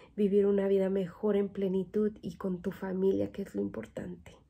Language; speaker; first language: Spanish; native; Spanish